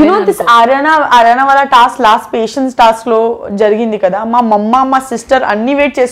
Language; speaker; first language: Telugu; non-native, learner; Gujarati